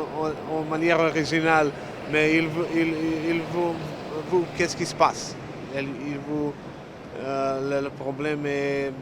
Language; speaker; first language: French; non-native, learner; Serbian